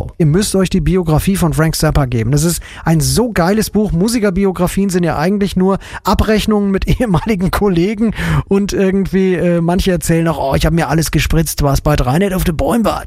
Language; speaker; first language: German; native; German